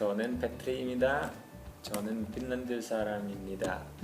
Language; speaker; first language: Korean; non-native, learner; Finnish